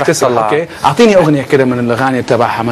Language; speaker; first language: Arabic; native; Arabic